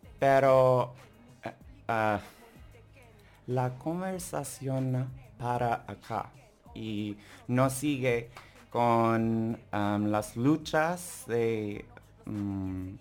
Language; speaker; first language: Spanish; non-native, learner; English